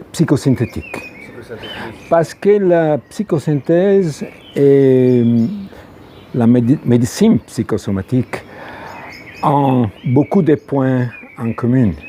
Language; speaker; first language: French; non-native, fluent; Italian